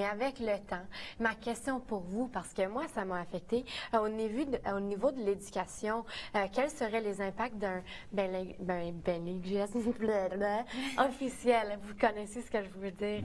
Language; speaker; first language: French; native; French